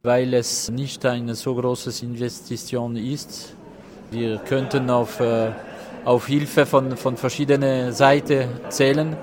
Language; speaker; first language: German; non-native, local second language; French